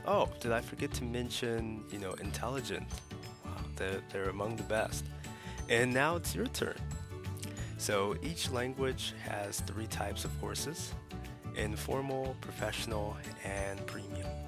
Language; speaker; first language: English; native; English